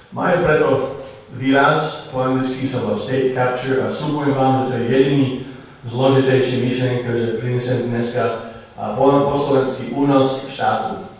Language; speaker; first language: Slovak; non-native, fluent; English